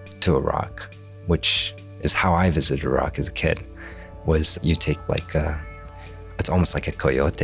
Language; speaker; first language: English; non-native, fluent; Arabic